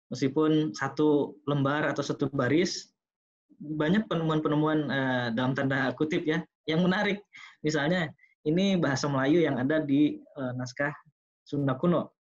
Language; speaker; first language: Indonesian; non-native, local second language; Sundanese